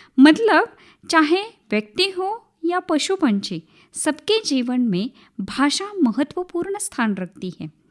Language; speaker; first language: Hindi; non-native, local second language; Marathi